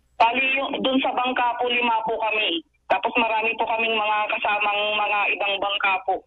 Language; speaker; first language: Filipino; non-native, local second language; Iloko